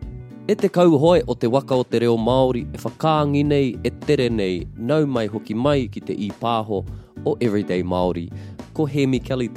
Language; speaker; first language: Māori; non-native, local second language; English